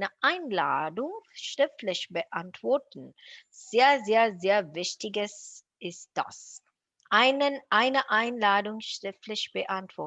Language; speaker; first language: German; non-native, fluent; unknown